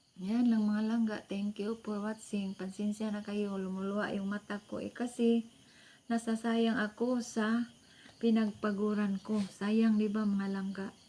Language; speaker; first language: Filipino; non-native, local second language; Cebuano